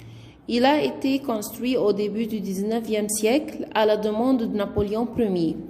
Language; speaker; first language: French; non-native, fluent; Arabic